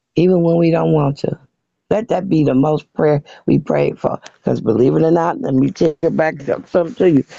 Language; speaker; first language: English; native; English